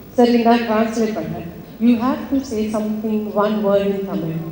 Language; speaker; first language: Tamil; non-native, fluent; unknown